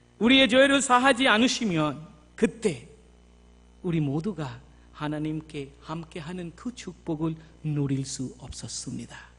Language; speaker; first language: Korean; non-native, fluent; Bangla